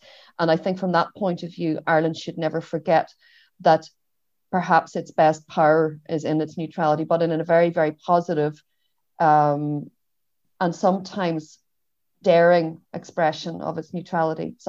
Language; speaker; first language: English; native; English